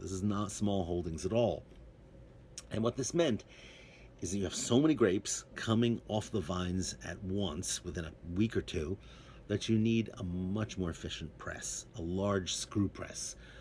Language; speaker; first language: English; native; English